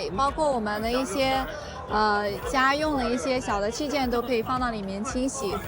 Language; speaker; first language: Chinese; native; Chinese